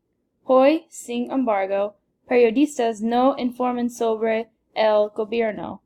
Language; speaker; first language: Spanish; non-native, learner; English